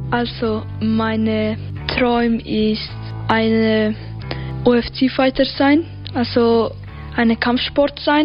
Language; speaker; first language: German; early bilingual, other home language; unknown